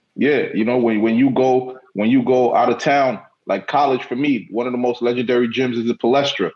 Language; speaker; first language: English; native; English